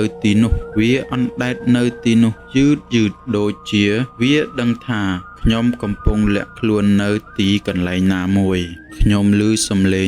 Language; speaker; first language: Khmer; native; Khmer